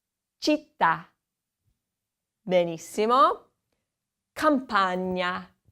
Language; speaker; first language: Italian; non-native, fluent; English